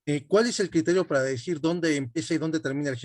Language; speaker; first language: Spanish; native; Spanish